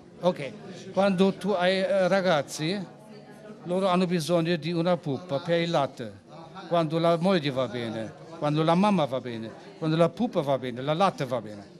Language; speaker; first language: Italian; non-native, learner; German